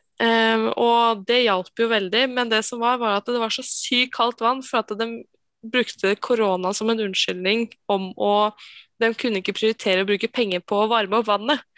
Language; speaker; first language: Norwegian; native; Norwegian